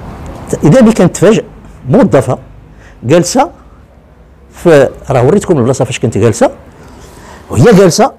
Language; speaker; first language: Arabic; native; Arabic